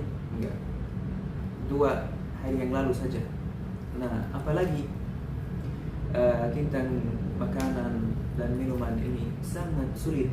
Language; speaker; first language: Indonesian; non-native, learner; Arabic